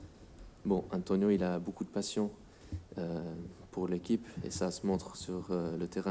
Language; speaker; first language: French; non-native, fluent; English